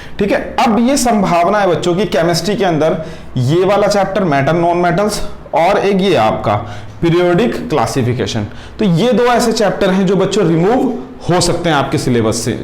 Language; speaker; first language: Hindi; native; Hindi